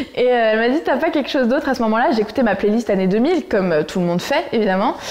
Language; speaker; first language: French; native; French